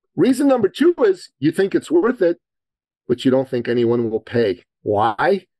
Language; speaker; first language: English; early bilingual, other home language; Persian